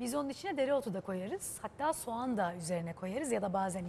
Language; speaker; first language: Turkish; native; Turkish